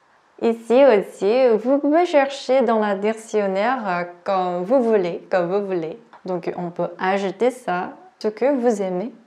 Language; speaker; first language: French; non-native, learner; Korean